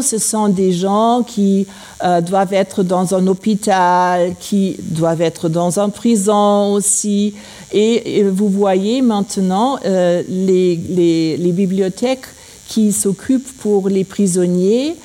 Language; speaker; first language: French; non-native, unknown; German